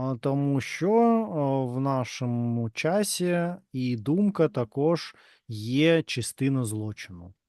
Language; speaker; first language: Ukrainian; non-native, learner; Russian